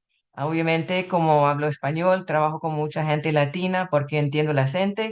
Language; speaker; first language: Spanish; non-native, fluent; English